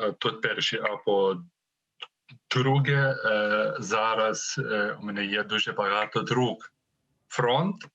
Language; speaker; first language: Ukrainian; non-native, learner; Lithuanian